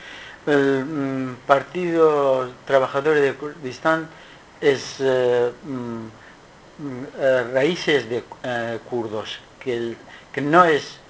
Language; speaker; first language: Spanish; non-native, learner; Kurdish